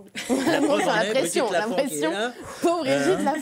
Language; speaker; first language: French; native; French